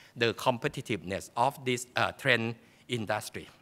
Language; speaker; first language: English; non-native, fluent; Thai